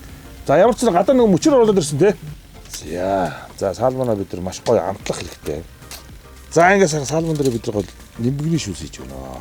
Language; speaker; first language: Mongolian; native; Mongolian